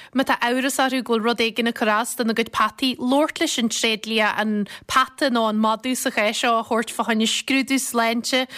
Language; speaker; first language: Irish; native; Irish